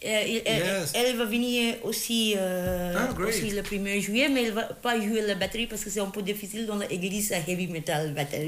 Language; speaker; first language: French; non-native, learner; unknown